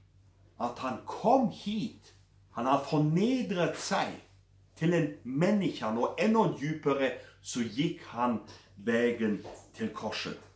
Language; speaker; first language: Swedish; non-native, fluent; German